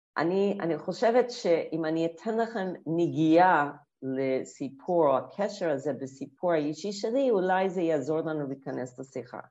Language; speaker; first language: Hebrew; non-native, fluent; English